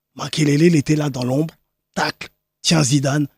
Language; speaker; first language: French; native; French